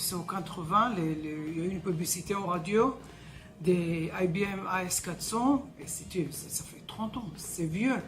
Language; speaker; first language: French; non-native, learner; Hebrew